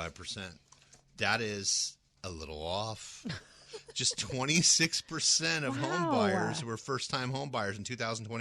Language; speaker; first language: English; native; English